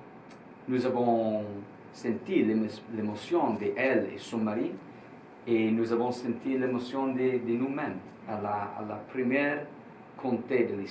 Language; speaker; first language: French; non-native, learner; Italian